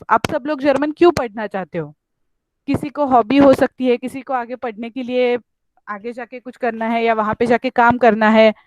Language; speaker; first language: Hindi; non-native, local second language; Marathi